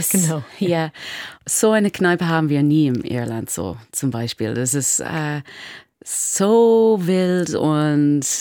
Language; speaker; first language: German; non-native, learner; English